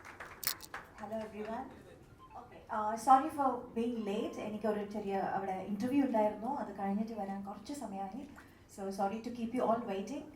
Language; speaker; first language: Malayalam; non-native, local second language; Tamil